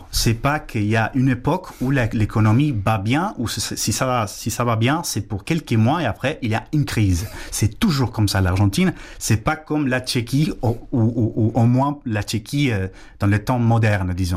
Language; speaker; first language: French; non-native, fluent; Spanish